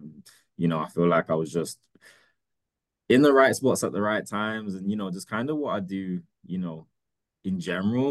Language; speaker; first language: English; native; English